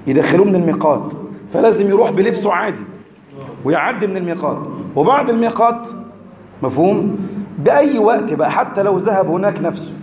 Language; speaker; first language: Arabic; native; Arabic